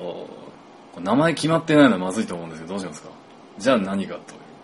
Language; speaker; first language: Japanese; native; Japanese